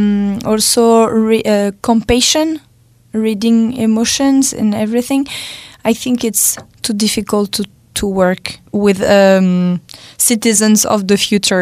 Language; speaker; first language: English; non-native, fluent; French